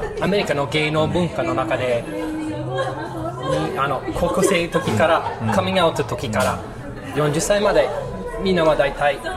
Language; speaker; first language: Japanese; non-native, learner; English